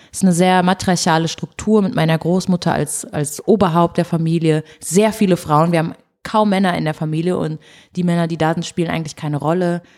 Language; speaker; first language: German; early bilingual, other home language; Portuguese